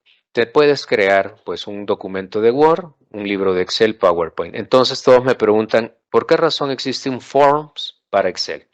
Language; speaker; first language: Spanish; native; Spanish